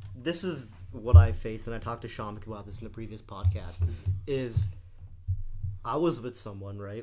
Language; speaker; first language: English; native; English